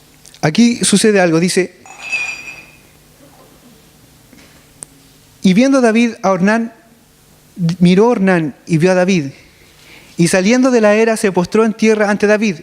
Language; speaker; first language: Spanish; native; Spanish